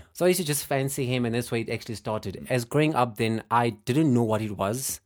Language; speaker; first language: English; non-native, local second language; Xhosa